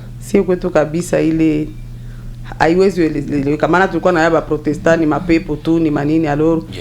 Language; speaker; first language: Swahili; native; Swahili